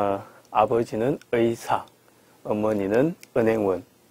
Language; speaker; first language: Korean; non-native, fluent; Chinese